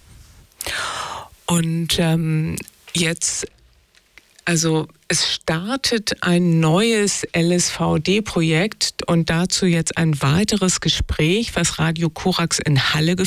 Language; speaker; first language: German; native; German